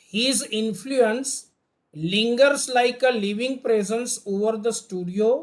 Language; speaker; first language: English; non-native, local second language; Gujarati